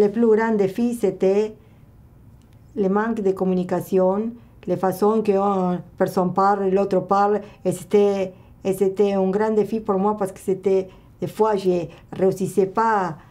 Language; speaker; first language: French; non-native, local second language; Spanish